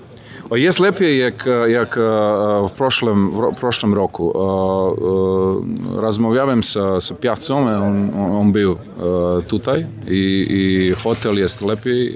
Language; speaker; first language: Polish; non-native, learner; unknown